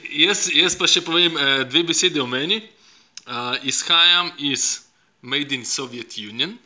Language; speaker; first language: Slovenian; non-native, fluent; Russian